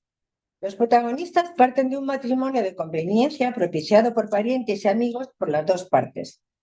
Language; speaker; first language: Spanish; native; Spanish